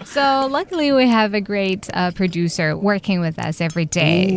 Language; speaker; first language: English; non-native, fluent; Chinese